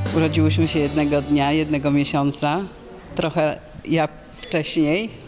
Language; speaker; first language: Polish; native; Polish